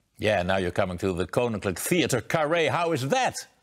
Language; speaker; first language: English; non-native, fluent; Dutch